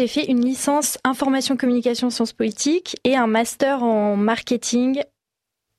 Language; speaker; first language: French; native; French